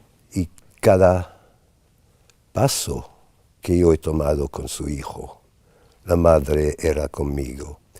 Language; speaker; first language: Spanish; non-native, fluent; English